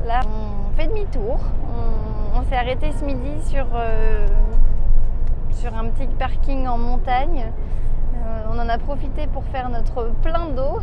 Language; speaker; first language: French; native; French